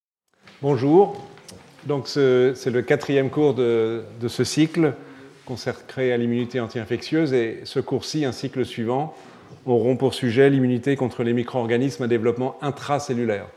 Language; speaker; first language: French; native; French